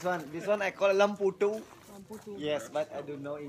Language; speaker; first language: English; non-native, learner; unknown